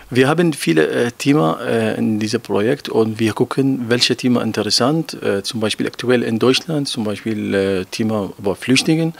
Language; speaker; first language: German; non-native, learner; Arabic